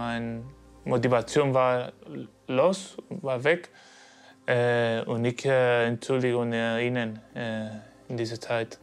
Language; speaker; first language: German; non-native, learner; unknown